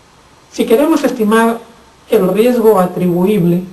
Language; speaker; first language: Spanish; native; Spanish